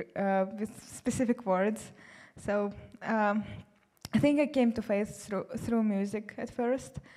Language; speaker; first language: English; non-native, fluent; Russian